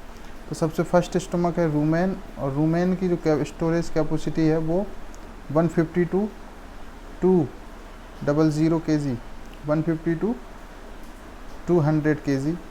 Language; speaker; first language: Hindi; native; Hindi